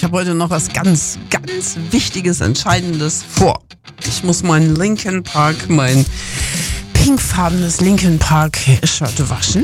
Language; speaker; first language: German; native; German